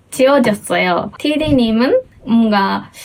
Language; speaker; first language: Korean; non-native, fluent; Japanese